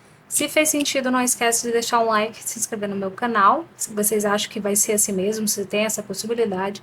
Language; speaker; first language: Portuguese; native; Portuguese